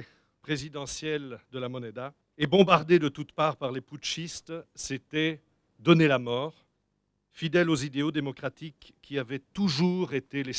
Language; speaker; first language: French; native; French